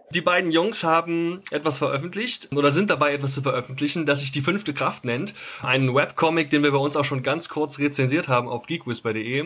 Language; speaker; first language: German; native; German